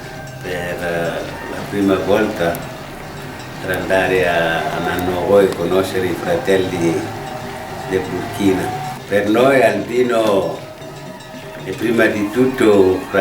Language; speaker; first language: Italian; non-native, fluent; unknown